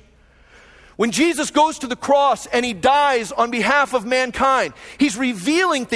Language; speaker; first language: English; native; English